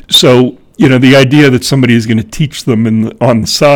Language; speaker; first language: English; native; English